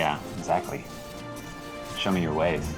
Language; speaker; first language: English; native; English